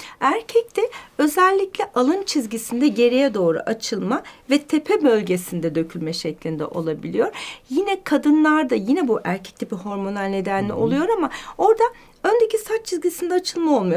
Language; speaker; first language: Turkish; native; Turkish